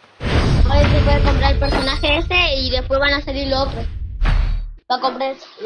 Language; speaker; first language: Spanish; native; Spanish